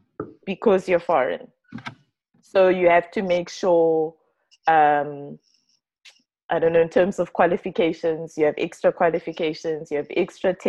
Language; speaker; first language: English; non-native, local second language; Shona